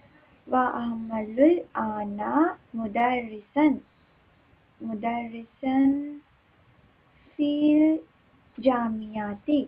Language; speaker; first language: Arabic; non-native, learner; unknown